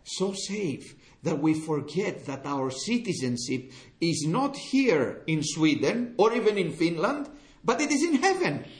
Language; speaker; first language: English; non-native, fluent; Greek